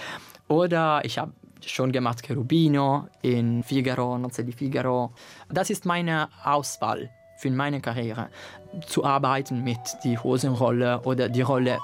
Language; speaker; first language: German; non-native, learner; Italian